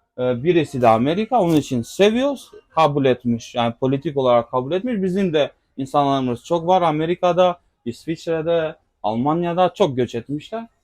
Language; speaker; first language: Turkish; non-native, local second language; Albanian